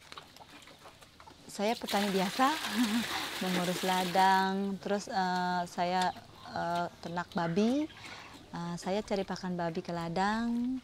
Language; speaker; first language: Indonesian; non-native, local second language; Balinese